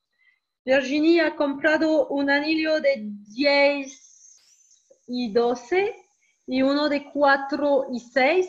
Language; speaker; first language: Spanish; non-native, learner; French